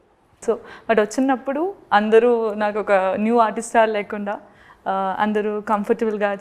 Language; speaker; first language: Telugu; non-native, learner; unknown